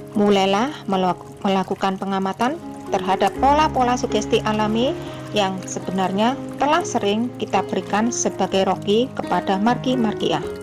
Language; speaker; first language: Indonesian; native; Indonesian